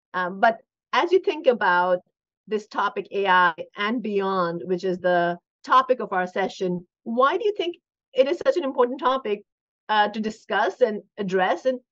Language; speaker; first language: English; non-native, local second language; Hindi